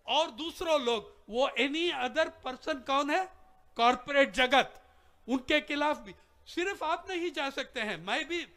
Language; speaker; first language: Hindi; non-native, local second language; Telugu